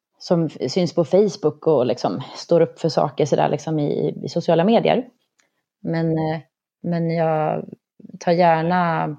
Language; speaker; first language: Swedish; native; Swedish